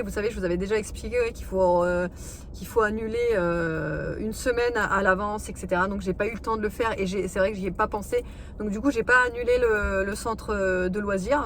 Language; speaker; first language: French; native; French